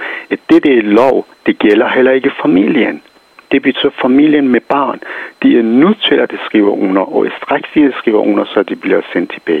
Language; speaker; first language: Danish; non-native, fluent; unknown